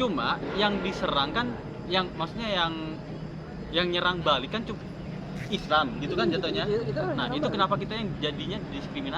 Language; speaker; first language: Indonesian; native; Indonesian